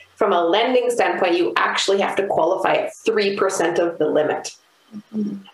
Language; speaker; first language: English; native; English